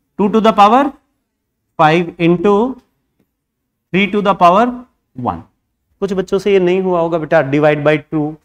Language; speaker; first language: Hindi; native; Hindi